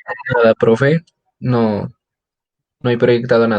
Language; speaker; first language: Spanish; native; Spanish